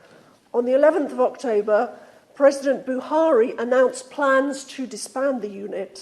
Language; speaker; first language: English; native; English